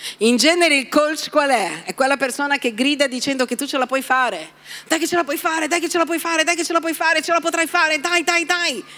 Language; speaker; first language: Italian; non-native, fluent; Portuguese